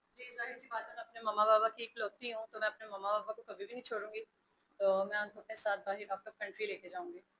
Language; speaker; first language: Urdu; native; Urdu